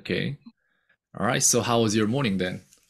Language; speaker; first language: English; non-native, fluent; Korean